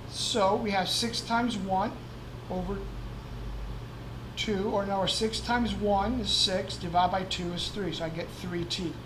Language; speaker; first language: English; native; English